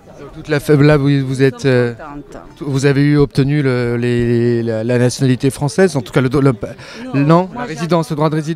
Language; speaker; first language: French; native; French